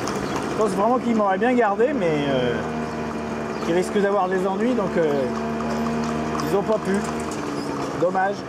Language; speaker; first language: French; native; French